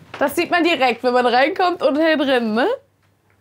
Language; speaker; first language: German; native; German